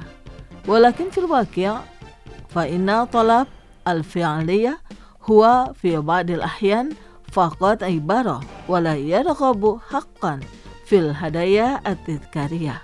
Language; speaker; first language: Arabic; non-native, fluent; Indonesian